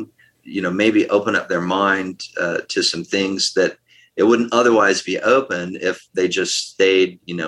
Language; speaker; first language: English; native; English